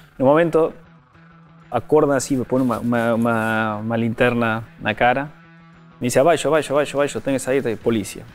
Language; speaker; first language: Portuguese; non-native, fluent; Spanish